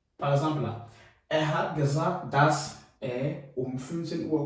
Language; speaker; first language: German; non-native, fluent; French